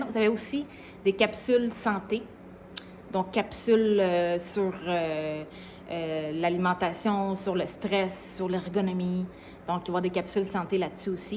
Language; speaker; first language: French; native; French